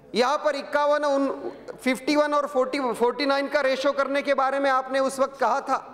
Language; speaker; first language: Hindi; non-native, local second language; Marathi